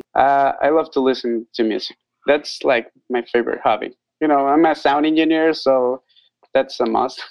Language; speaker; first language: English; non-native, learner; Spanish